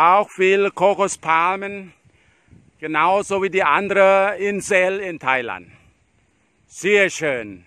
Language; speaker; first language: German; non-native, fluent; Thai